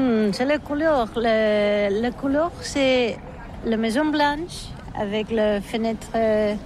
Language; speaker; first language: French; non-native, learner; Catalan